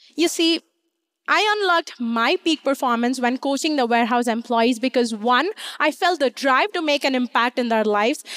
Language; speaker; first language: English; non-native, local second language; Hindi